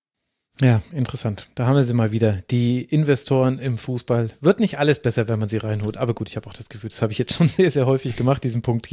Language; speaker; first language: German; native; German